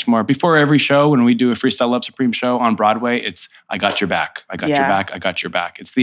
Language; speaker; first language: English; native; English